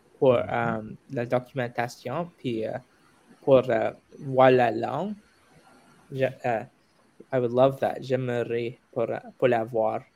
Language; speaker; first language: French; non-native, local second language; English